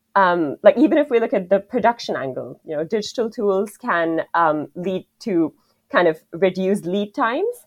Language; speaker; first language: English; non-native, local second language; Hindi